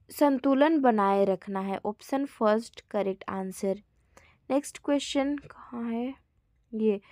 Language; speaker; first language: Hindi; native; Hindi